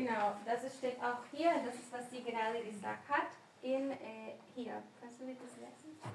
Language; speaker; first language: German; non-native, learner; Spanish